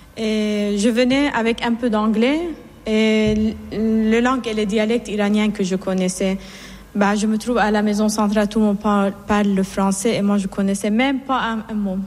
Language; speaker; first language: French; non-native, fluent; Persian